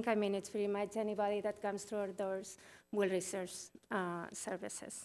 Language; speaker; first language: English; non-native, fluent; Spanish